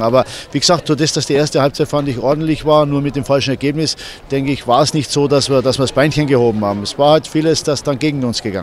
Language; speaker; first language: German; native; German